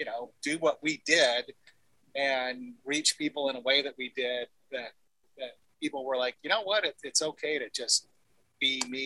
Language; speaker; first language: English; native; English